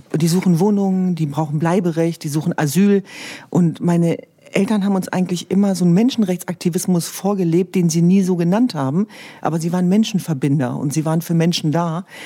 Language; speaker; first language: German; early bilingual, other home language; Kurdish